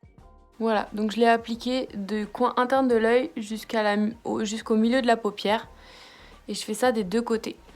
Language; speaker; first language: French; native; French